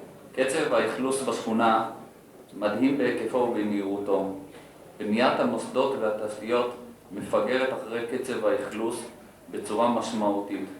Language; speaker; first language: Hebrew; native; Hebrew